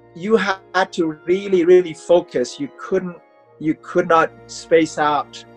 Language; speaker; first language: English; non-native, fluent; Persian